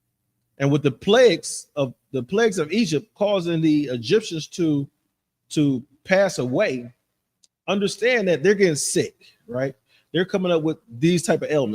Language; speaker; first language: English; native; English